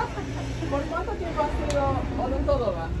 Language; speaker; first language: Spanish; non-native, learner; English